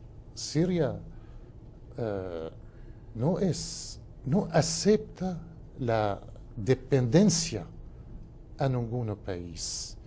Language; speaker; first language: Spanish; non-native, fluent; Arabic